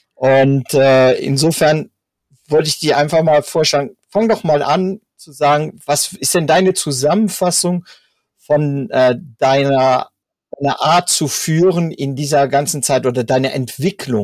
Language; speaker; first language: German; native; German